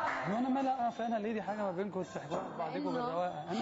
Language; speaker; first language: Arabic; native; Arabic